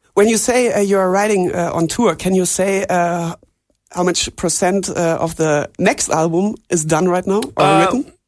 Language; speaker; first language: English; non-native, fluent; German